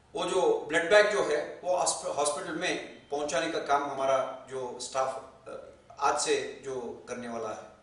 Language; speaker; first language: Hindi; non-native, local second language; Kannada